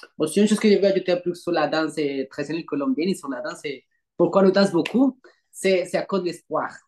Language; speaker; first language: French; non-native, learner; Spanish